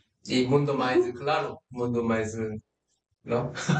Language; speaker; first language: Portuguese; non-native, fluent; Korean